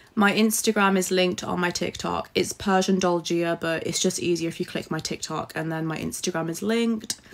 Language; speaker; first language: English; native; English